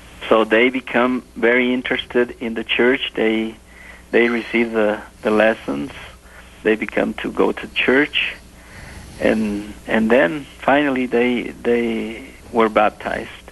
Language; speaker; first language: English; non-native, fluent; Spanish